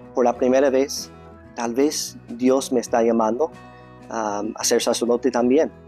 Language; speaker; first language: Spanish; non-native, fluent; English